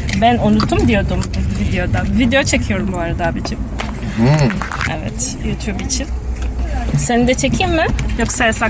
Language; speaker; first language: Turkish; non-native, fluent; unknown